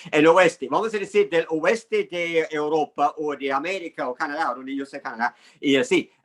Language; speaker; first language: Spanish; non-native, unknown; English